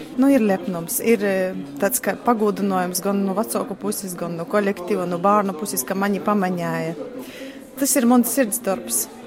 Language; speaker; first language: Latvian; native; Latvian